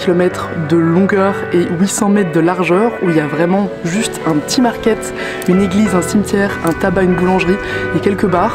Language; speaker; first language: French; native; French